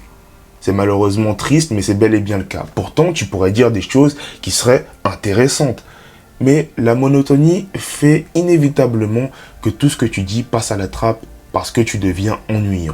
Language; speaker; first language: French; native; French